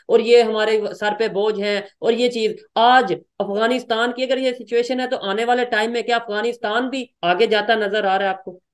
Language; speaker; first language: Hindi; native; Hindi